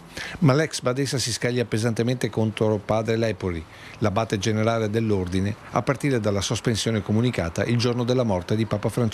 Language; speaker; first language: Italian; native; Italian